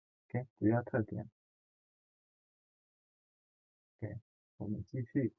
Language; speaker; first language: Chinese; non-native, fluent; Indonesian